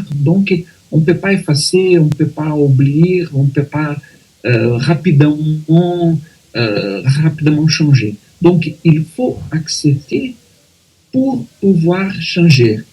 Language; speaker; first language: French; non-native, fluent; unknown